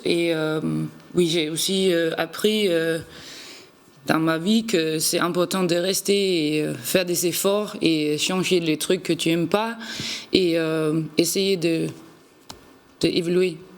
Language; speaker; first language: French; non-native, learner; Danish